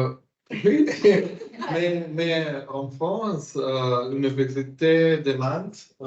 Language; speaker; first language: French; non-native, learner; Slovenian